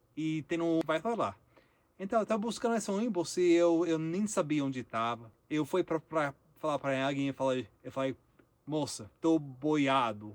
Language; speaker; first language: Portuguese; non-native, learner; English